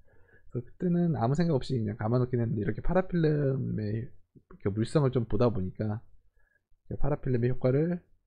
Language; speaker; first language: Korean; native; Korean